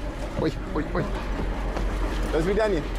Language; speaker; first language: Russian; non-native, learner; English